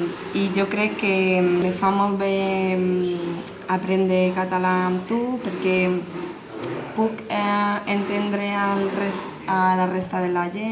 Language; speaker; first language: Catalan; non-native, learner; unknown